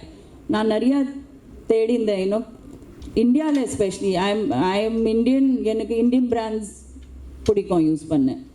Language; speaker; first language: Tamil; non-native, local second language; Hindi